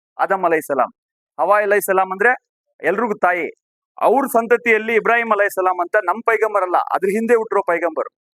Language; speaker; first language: Kannada; non-native, local second language; Urdu